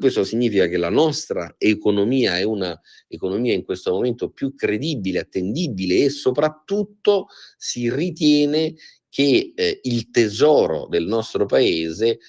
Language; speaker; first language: Italian; native; Italian